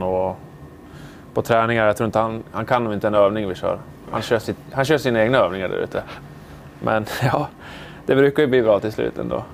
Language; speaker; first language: Swedish; native; Swedish